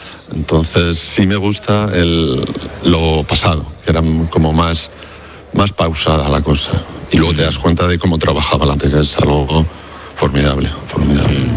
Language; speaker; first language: Spanish; native; Spanish